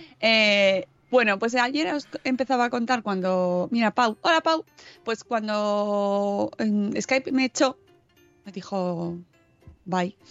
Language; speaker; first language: Spanish; native; Spanish